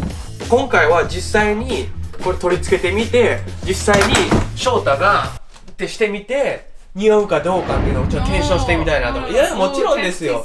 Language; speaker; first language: Japanese; native; Japanese